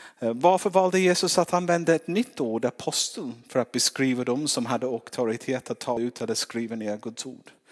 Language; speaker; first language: Swedish; non-native, fluent; English